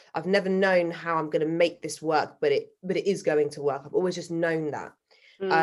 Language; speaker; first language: English; native; English